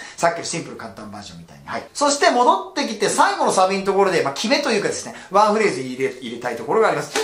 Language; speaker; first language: Japanese; native; Japanese